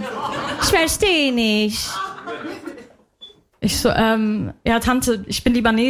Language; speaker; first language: German; early bilingual, other home language; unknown